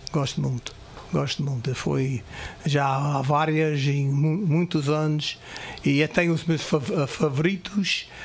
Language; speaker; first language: Portuguese; early bilingual, heritage; Portuguese